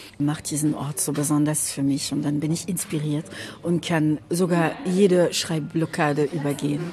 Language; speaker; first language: German; non-native, local second language; French